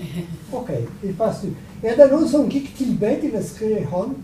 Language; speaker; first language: Danish; non-native, fluent; Italian